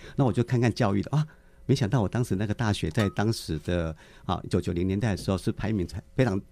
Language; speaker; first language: Chinese; native; Chinese